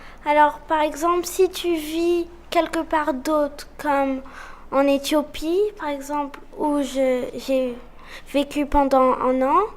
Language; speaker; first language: French; non-native, fluent; Spanish